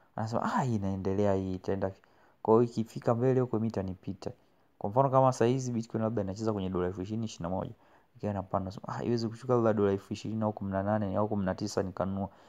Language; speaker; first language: Swahili; native; Swahili